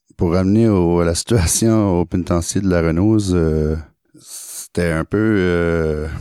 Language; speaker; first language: French; native; French